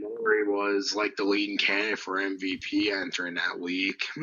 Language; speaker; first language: English; native; English